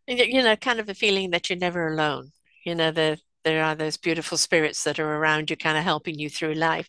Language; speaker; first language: English; native; English